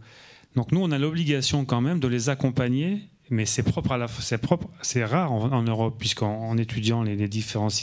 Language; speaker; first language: French; native; French